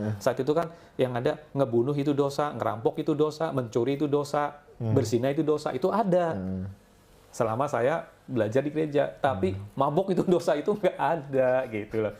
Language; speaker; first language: Indonesian; non-native, local second language; Javanese